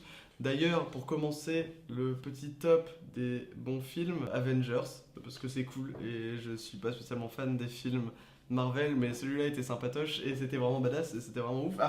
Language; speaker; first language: French; native; French